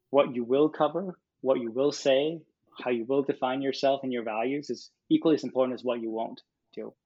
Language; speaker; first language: English; non-native, fluent; Danish